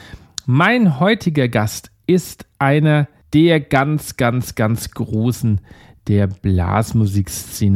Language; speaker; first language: German; native; German